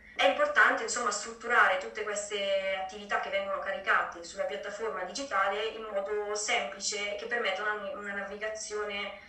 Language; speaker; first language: Italian; native; Italian